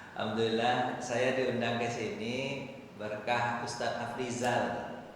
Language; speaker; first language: Indonesian; non-native, local second language; Minangkabau